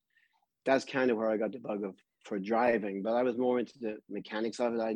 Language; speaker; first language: English; native; English